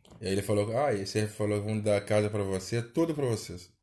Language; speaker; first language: Portuguese; non-native, learner; Wolof